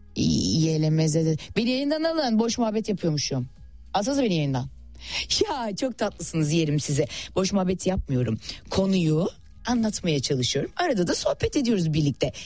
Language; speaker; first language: Turkish; native; Turkish